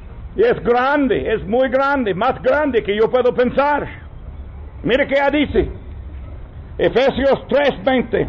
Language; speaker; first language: Spanish; non-native, fluent; English